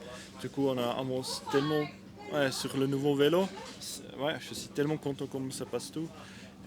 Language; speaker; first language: French; non-native, fluent; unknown